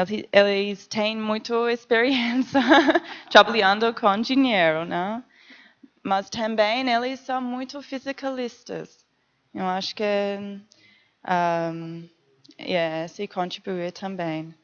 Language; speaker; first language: Portuguese; non-native, learner; English